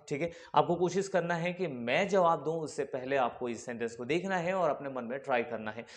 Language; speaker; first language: Hindi; native; Hindi